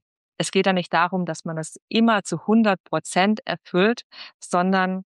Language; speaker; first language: German; native; German